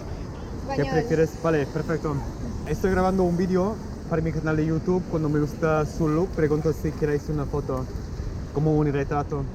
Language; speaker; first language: Spanish; non-native, learner; English